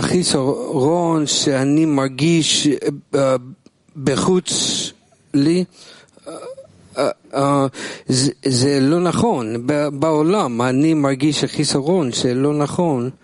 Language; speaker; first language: Hebrew; non-native, learner; English